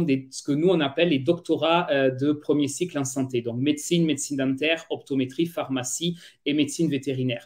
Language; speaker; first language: French; native; French